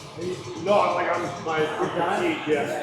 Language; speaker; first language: English; native; English